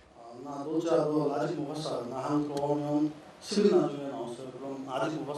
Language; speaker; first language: Korean; non-native, learner; Bangla